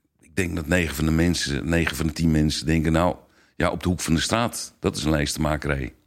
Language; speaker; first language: Dutch; native; Dutch